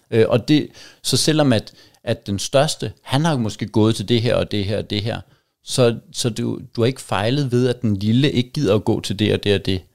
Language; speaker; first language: Danish; native; Danish